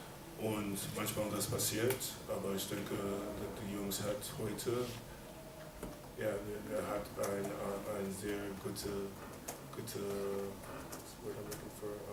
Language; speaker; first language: German; non-native, learner; English